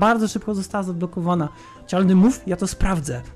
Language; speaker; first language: Polish; native; Polish